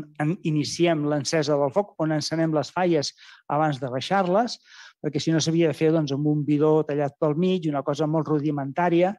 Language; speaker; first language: Catalan; native; Catalan